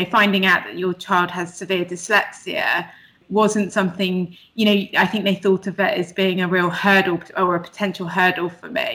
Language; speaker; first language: English; native; English